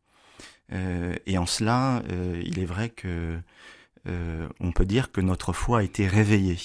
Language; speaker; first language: French; native; French